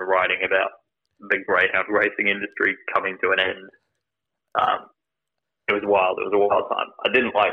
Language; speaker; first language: English; native; English